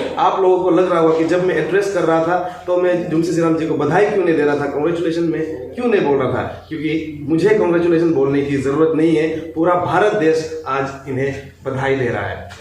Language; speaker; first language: Hindi; non-native, local second language; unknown